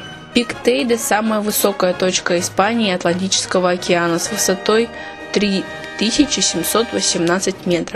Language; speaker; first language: Russian; native; Russian